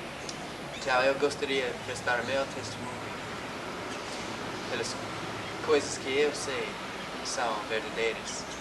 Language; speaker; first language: Portuguese; non-native, learner; English